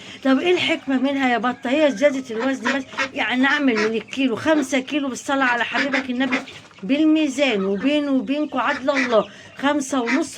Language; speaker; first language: Arabic; native; Arabic